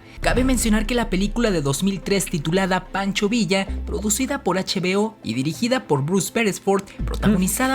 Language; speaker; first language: Spanish; native; Spanish